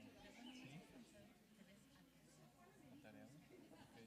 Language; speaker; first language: Spanish; native; Spanish